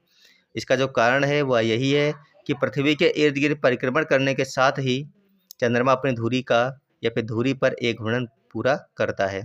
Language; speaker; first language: Hindi; native; Hindi